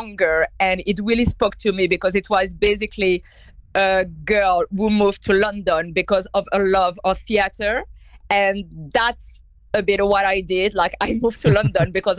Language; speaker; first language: English; non-native, fluent; French